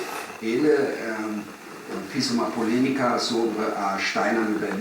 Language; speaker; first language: Portuguese; non-native, fluent; German